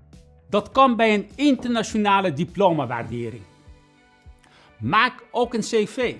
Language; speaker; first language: Dutch; non-native, fluent; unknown